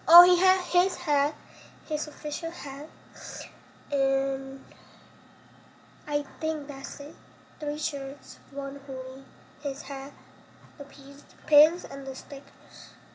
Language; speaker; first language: English; early bilingual, other home language; Spanish